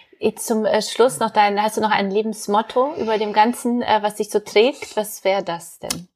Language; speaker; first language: German; early bilingual, other home language; Polish